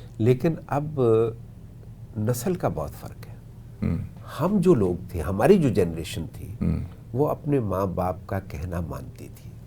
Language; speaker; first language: Urdu; non-native, local second language; Punjabi